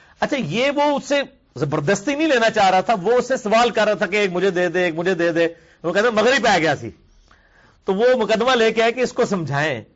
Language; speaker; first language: Urdu; non-native, local second language; Punjabi